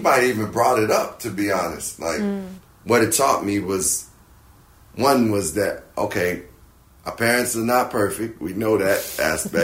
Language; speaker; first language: English; native; English